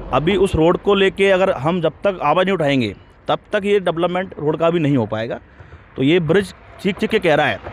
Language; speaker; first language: Hindi; native; Hindi